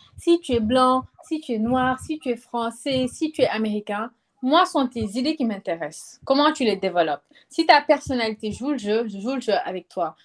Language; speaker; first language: French; non-native, local second language; Wolof